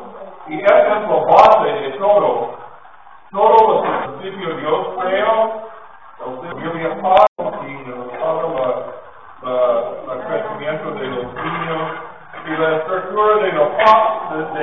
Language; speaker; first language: Spanish; non-native, learner; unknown